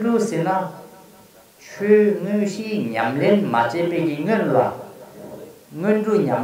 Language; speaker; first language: Nepali; non-native, local second language; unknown